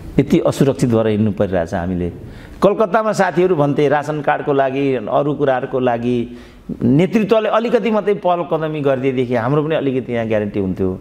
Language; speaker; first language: Nepali; native; Nepali